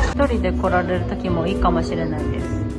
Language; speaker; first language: Japanese; non-native, fluent; Korean